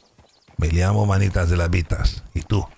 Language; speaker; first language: Spanish; non-native, learner; French